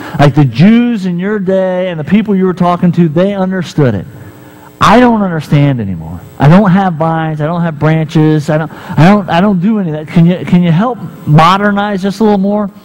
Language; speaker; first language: English; native; English